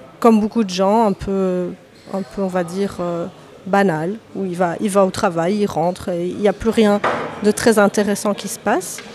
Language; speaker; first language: French; native; French